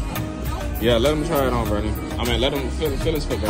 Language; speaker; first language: English; native; English